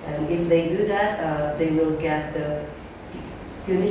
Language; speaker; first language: English; non-native, learner; Indonesian